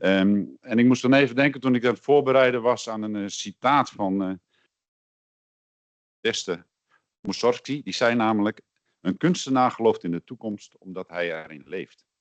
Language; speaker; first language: Dutch; native; Dutch